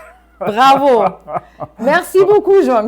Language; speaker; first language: French; non-native, fluent; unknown